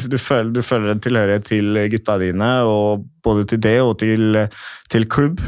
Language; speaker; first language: Norwegian; native; Norwegian